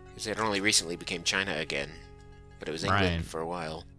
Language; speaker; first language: English; native; English